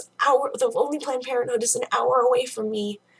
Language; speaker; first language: English; native; English